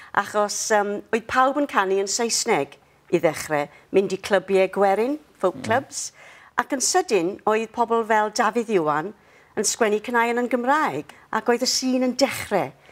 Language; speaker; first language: Welsh; non-native, local second language; English